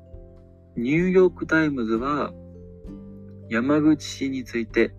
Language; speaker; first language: Japanese; non-native, learner; Ukrainian